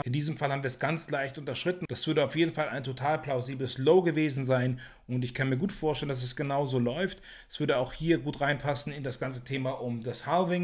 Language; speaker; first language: German; native; German